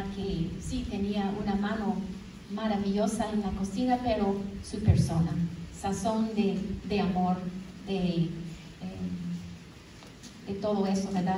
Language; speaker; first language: Spanish; non-native, fluent; English